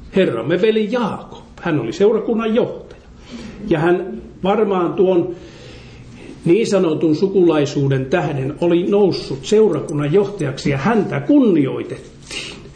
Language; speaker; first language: Finnish; native; Finnish